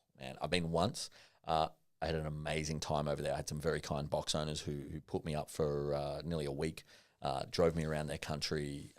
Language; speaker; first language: English; native; English